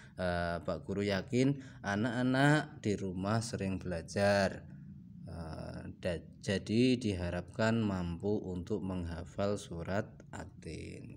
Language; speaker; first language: Indonesian; native; Indonesian